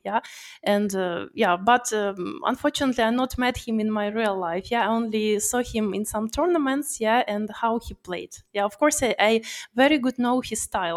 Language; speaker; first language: English; non-native, learner; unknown